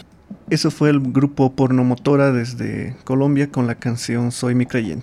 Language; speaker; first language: Spanish; native; Spanish